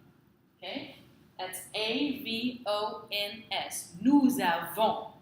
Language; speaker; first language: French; non-native, fluent; English